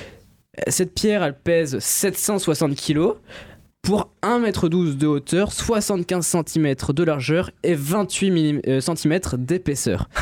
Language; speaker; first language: French; native; French